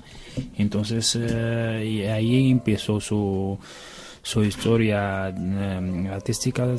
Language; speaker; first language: Spanish; non-native, learner; Arabic